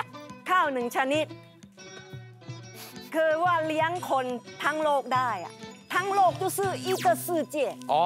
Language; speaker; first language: Chinese; non-native, fluent; Thai